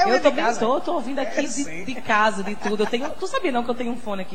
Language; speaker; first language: Portuguese; native; Portuguese